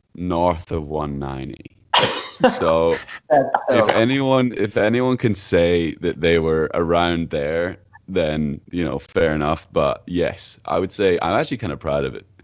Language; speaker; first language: English; native; English